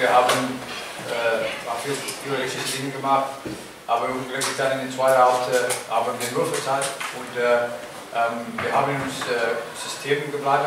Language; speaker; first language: German; non-native, fluent; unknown